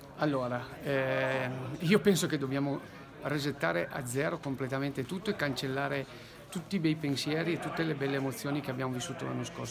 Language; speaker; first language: Italian; native; Italian